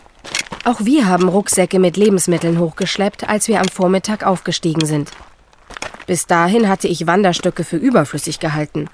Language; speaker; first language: German; native; German